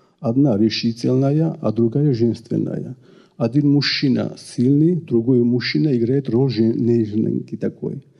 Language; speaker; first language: Russian; non-native, local second language; Georgian